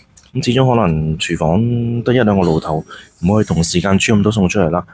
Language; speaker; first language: Cantonese; native; Cantonese